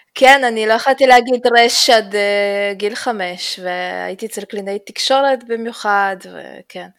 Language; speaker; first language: Hebrew; early bilingual, other home language; Russian